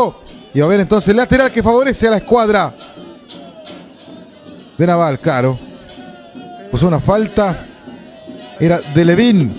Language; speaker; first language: Spanish; native; Spanish